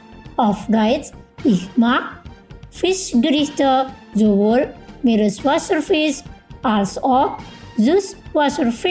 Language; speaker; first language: German; non-native, fluent; Indonesian